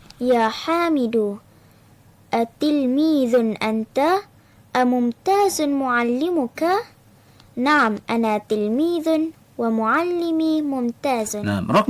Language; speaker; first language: Arabic; non-native, learner; Malay